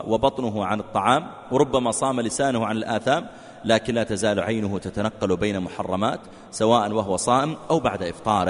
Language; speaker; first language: Arabic; native; Arabic